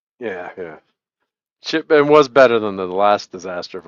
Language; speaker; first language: English; native; English